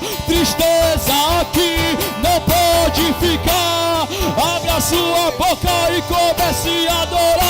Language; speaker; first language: Portuguese; native; Portuguese